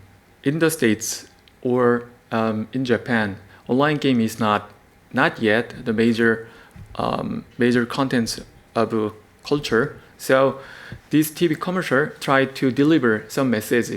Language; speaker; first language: English; non-native, learner; Korean